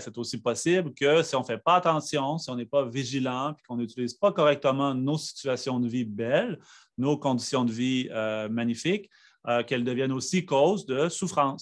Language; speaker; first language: French; native; French